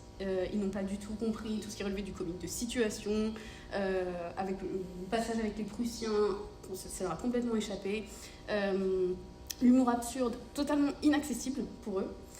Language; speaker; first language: French; native; French